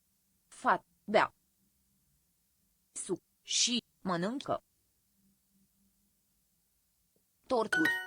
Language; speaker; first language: Romanian; non-native, learner; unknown